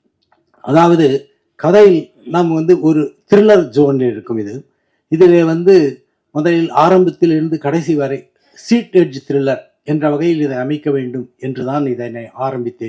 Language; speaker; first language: Tamil; native; Tamil